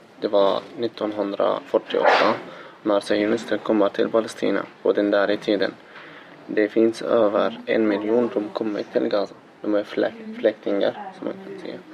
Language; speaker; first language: Swedish; non-native, learner; Arabic